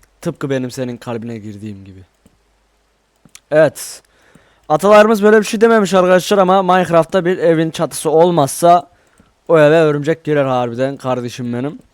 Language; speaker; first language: Turkish; native; Turkish